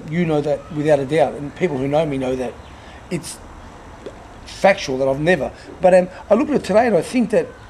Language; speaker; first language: English; native; English